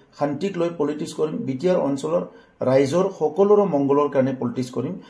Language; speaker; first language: Assamese; non-native, local second language; Bodo